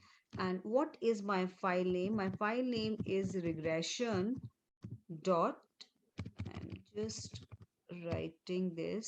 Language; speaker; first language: English; non-native, local second language; Hindi